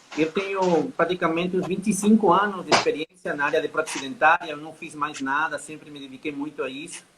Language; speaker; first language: Portuguese; non-native, fluent; Spanish